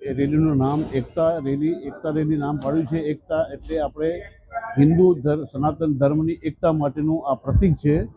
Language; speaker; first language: Gujarati; non-native, local second language; Sindhi